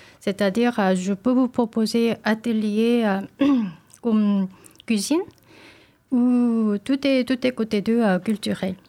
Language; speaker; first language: French; non-native, learner; Korean